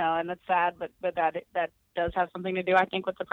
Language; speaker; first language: English; native; English